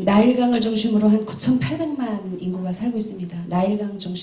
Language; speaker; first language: Korean; native; Korean